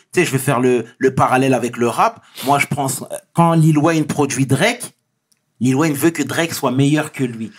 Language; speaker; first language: French; early bilingual, other home language; Wolof